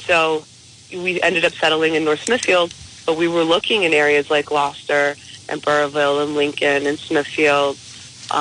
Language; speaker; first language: English; native; English